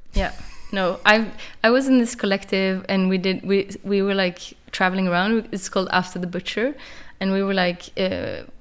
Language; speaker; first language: English; non-native, fluent; Norwegian